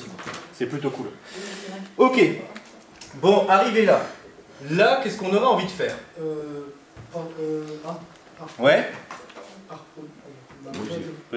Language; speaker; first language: French; native; French